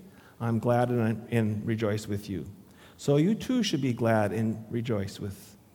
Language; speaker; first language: English; native; English